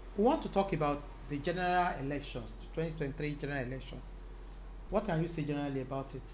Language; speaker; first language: English; non-native, local second language; Yoruba